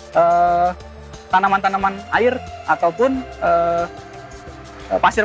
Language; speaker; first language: Indonesian; native; Indonesian